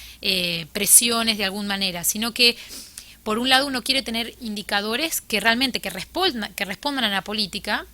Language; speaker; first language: Spanish; native; Spanish